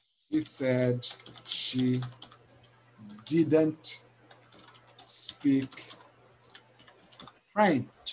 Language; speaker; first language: English; non-native, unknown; Portuguese